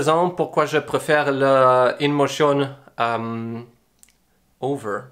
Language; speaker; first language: French; non-native, learner; English